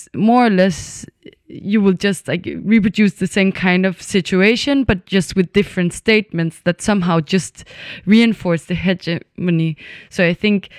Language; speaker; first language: English; non-native, fluent; Danish